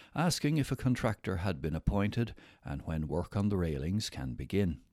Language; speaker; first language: English; native; English